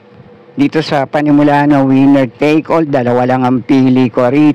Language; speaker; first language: Filipino; native; Filipino